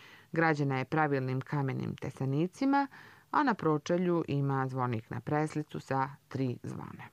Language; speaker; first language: Croatian; native; Croatian